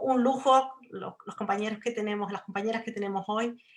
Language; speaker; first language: Spanish; native; Spanish